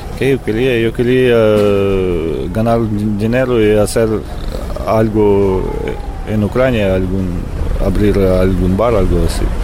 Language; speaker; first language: Spanish; non-native, learner; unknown